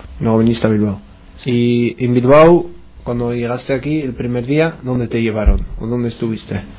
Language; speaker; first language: Spanish; non-native, fluent; Arabic